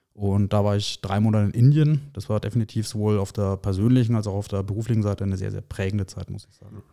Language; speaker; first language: German; native; German